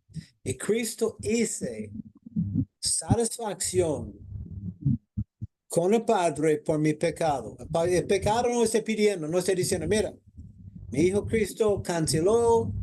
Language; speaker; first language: Spanish; non-native, fluent; English